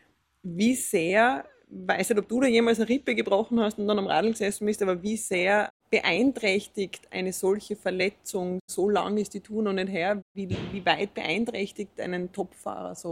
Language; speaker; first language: German; native; German